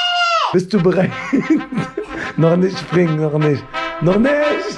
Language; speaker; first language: German; native; German